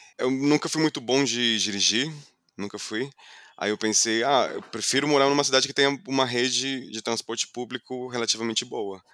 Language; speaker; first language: Portuguese; non-native, fluent; English